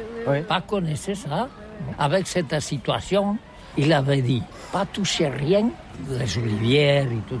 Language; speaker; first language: French; non-native, learner; Catalan